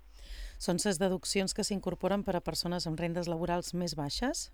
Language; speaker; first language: Catalan; native; Catalan